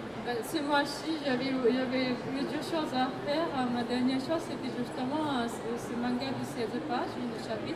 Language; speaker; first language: French; non-native, fluent; Japanese